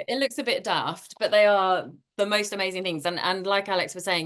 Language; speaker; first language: English; native; English